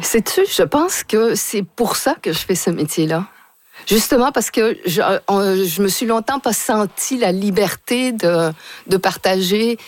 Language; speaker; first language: French; native; French